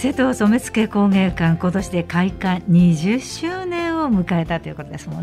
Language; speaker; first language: Japanese; native; Japanese